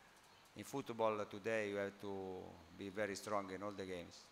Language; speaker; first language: English; non-native, fluent; Italian